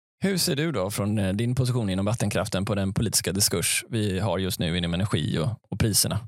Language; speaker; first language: Swedish; native; Swedish